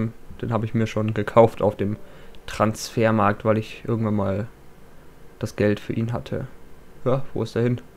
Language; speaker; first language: German; native; German